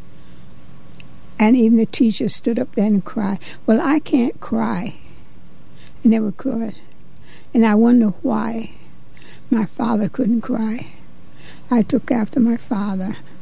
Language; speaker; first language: English; native; English